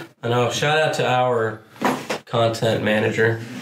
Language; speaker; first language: English; native; English